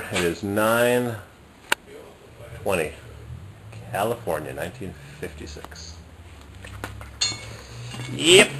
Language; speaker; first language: English; native; English